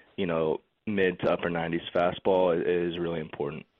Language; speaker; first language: English; native; English